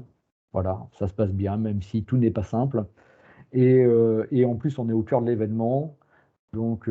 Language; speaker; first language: French; native; French